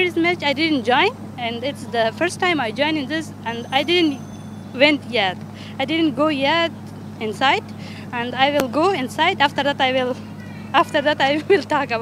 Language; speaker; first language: English; non-native, learner; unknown